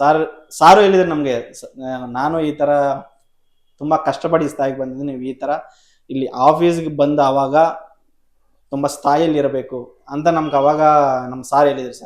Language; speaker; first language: Kannada; non-native, local second language; Telugu